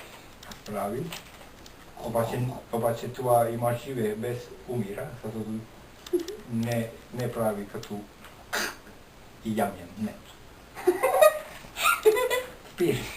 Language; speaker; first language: Bulgarian; non-native, learner; Finnish